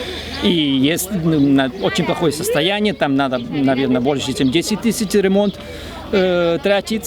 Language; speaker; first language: Russian; non-native, fluent; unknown